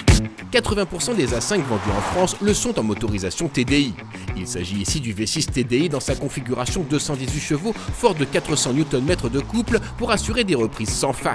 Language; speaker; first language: French; native; French